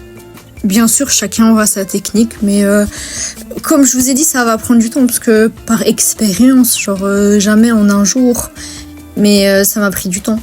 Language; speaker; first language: French; native; French